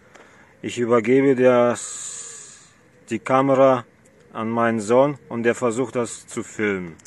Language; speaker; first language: German; non-native, fluent; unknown